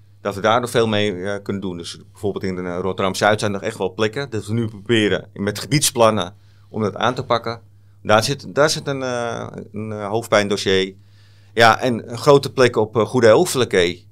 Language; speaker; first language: Dutch; native; Dutch